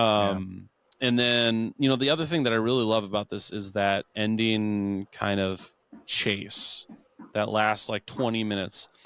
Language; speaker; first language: English; native; English